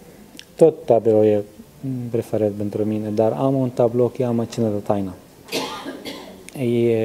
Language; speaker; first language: Romanian; non-native, learner; Arabic